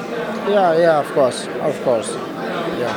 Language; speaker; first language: English; non-native, learner; Russian